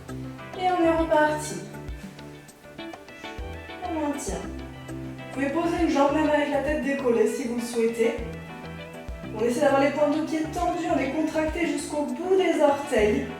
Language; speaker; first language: French; native; French